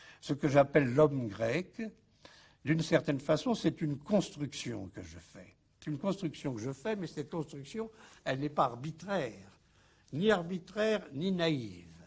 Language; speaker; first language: French; native; French